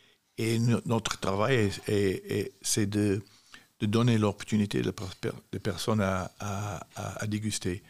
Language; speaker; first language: French; non-native, fluent; English